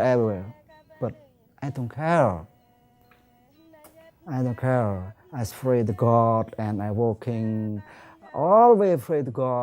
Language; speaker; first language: English; non-native, learner; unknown